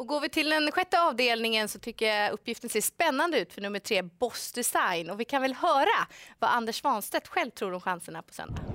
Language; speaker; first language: Swedish; native; Swedish